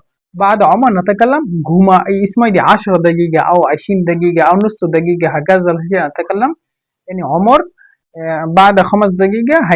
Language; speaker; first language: Arabic; non-native, fluent; Bangla